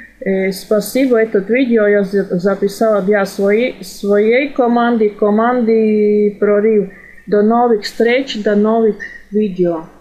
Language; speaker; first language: Russian; non-native, fluent; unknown